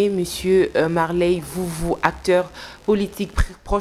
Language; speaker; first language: French; non-native, local second language; Lingala